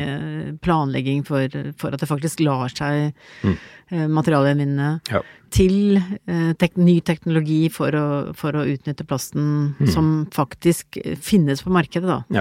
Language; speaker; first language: Norwegian; native; Norwegian